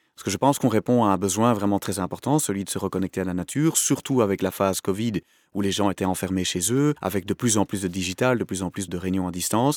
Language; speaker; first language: French; native; French